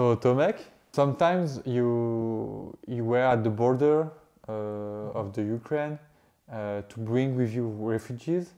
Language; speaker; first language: English; non-native, learner; French